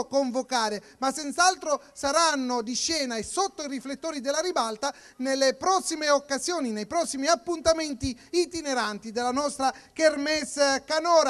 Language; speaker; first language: Italian; native; Italian